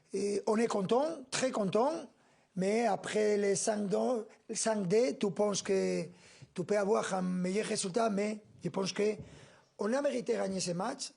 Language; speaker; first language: French; non-native, fluent; Spanish